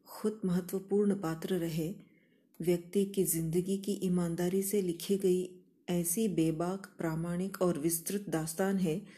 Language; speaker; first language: Hindi; non-native, local second language; Kannada